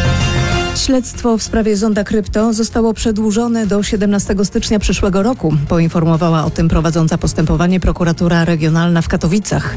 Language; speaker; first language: Polish; native; Polish